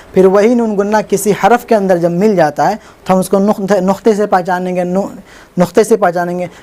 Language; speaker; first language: Hindi; native; Hindi